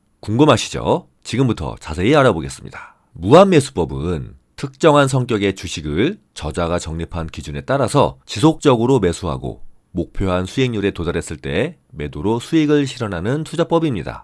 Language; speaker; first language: Korean; native; Korean